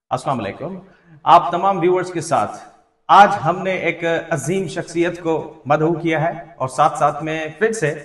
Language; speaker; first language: Urdu; non-native, local second language; Sindhi